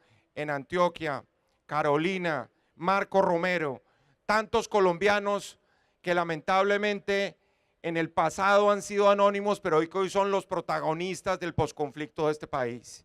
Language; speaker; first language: Spanish; native; Spanish